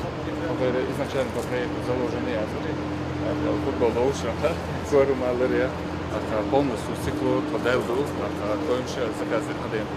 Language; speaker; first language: Russian; non-native, local second language; Chechen